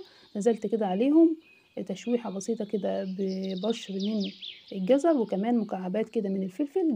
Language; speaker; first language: Arabic; native; Arabic